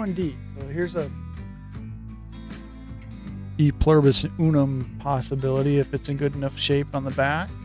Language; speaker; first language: English; native; English